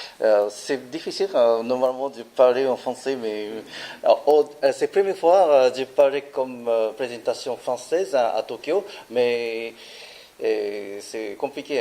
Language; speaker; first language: French; non-native, learner; Japanese